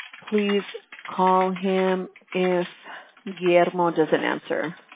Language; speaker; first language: English; early bilingual, other home language; Spanish